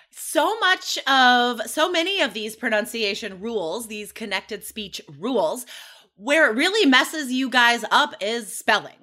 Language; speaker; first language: English; native; English